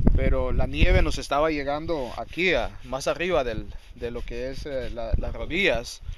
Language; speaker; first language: Spanish; early bilingual, heritage; Spanish